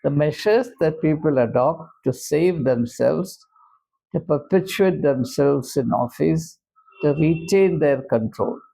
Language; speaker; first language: English; non-native, local second language; Malayalam